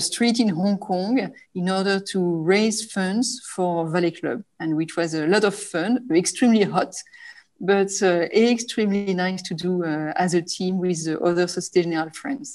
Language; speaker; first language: English; non-native, fluent; French